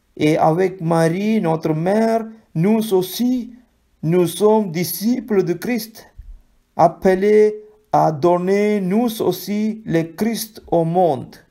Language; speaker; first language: French; non-native, fluent; Malayalam